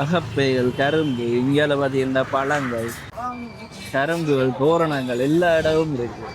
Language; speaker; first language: Tamil; native; Tamil